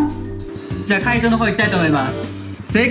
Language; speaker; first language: Japanese; native; Japanese